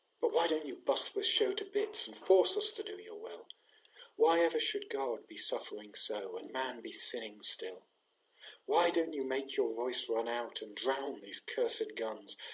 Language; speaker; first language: English; native; English